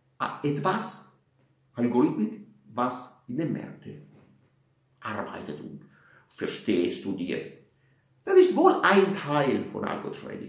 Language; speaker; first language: German; non-native, fluent; Italian